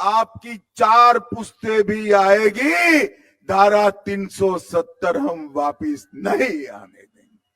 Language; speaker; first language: Hindi; non-native, local second language; Gujarati